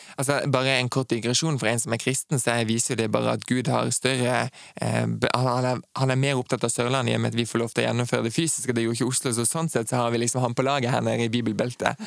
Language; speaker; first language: Norwegian; native; Norwegian